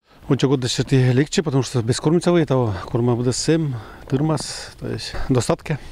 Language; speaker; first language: Russian; non-native, local second language; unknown